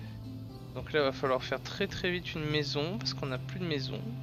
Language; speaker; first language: French; native; French